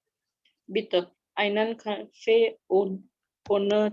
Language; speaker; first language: German; non-native, learner; Indonesian